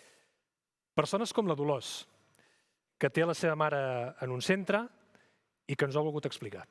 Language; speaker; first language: Catalan; native; Catalan